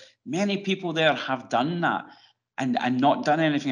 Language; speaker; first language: English; native; English